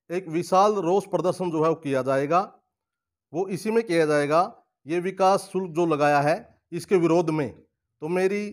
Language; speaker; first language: Hindi; native; Hindi